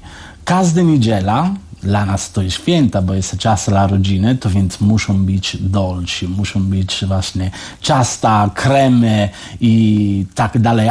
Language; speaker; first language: Polish; non-native, learner; Italian